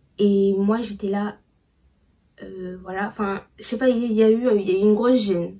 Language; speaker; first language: French; early bilingual, other home language; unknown